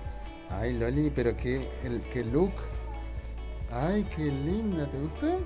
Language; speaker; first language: Spanish; native; Spanish